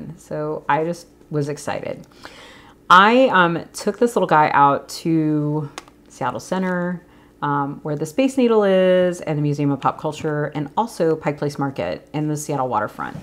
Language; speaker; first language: English; native; English